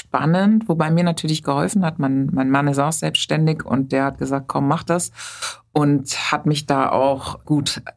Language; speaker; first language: German; native; German